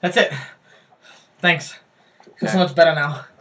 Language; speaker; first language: English; native; English